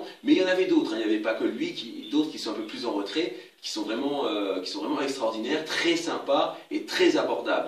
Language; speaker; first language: French; native; French